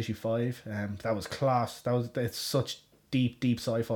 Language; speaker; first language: English; native; English